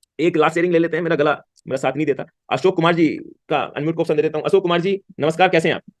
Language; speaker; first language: Hindi; native; Hindi